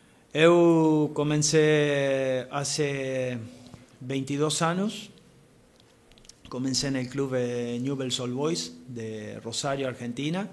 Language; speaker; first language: Portuguese; non-native, learner; Spanish